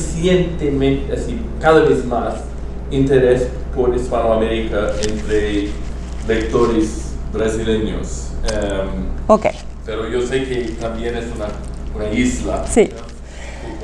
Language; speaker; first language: Spanish; non-native, fluent; Portuguese